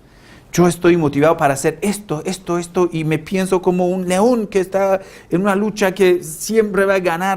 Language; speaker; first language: Spanish; non-native, fluent; Persian